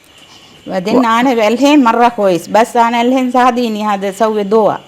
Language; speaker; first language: Arabic; non-native, learner; Sinhala